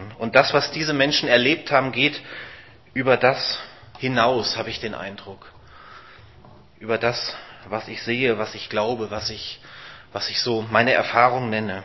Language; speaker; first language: German; native; German